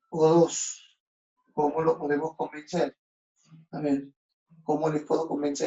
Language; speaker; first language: Spanish; native; Spanish